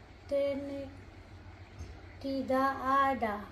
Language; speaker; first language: Indonesian; non-native, learner; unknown